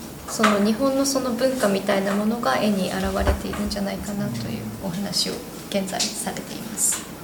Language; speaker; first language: Japanese; native; Japanese